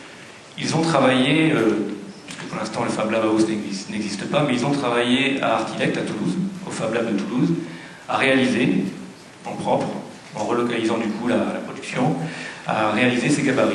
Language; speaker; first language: French; native; French